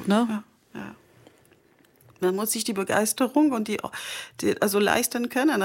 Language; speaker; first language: German; non-native, fluent; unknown